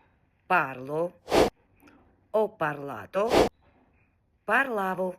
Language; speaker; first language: Italian; non-native, fluent; Georgian